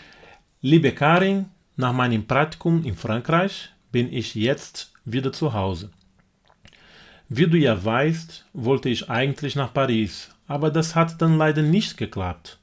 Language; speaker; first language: German; non-native, fluent; Portuguese